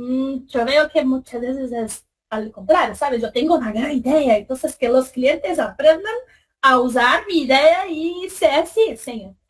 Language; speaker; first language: Spanish; non-native, fluent; Portuguese